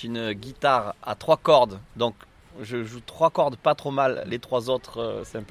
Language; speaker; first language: French; native; French